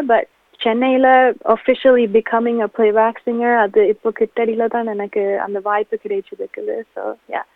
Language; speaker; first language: Tamil; early bilingual, heritage; Tamil